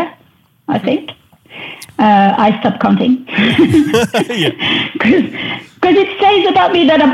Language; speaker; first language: English; non-native, fluent; French